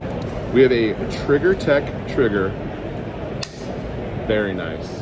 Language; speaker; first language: English; native; English